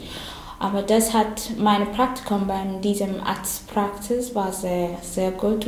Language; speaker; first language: German; non-native, learner; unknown